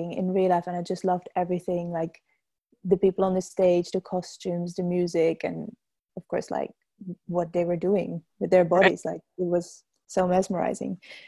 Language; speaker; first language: English; non-native, fluent; Dutch